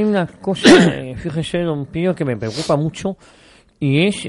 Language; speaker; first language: Spanish; native; Spanish